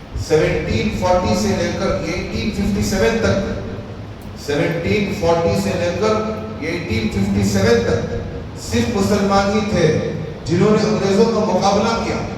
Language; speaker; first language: Urdu; native; Urdu